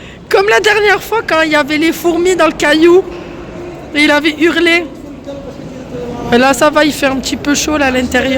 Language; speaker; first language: French; native; French